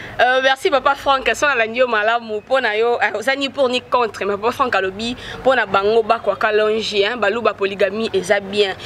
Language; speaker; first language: Lingala; native; Lingala